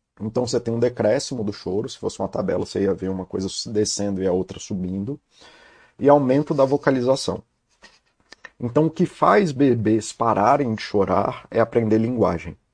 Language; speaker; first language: Portuguese; native; Portuguese